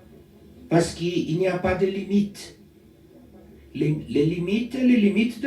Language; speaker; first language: French; non-native, learner; Portuguese